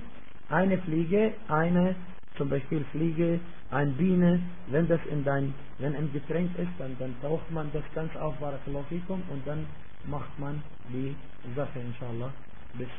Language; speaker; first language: German; non-native, fluent; Arabic